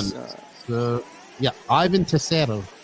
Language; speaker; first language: English; native; English